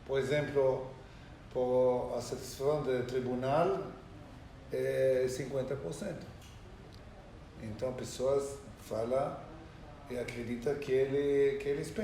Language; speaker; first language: Portuguese; non-native, learner; Hebrew